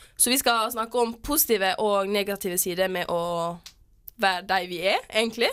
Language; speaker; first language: Norwegian; early bilingual, other home language; Kurdish